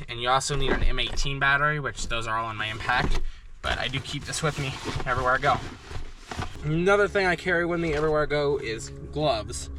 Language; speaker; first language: English; native; English